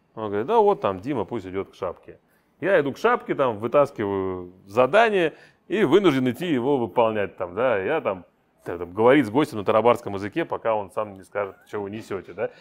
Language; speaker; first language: Russian; native; Russian